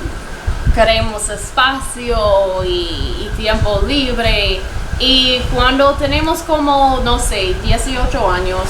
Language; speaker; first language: Spanish; non-native, learner; English